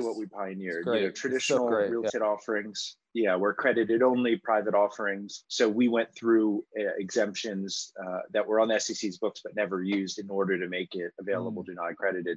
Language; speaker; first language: English; native; English